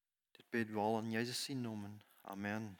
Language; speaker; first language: German; non-native, learner; Plautdietsch